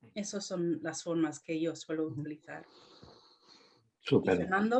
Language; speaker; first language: Spanish; non-native, fluent; English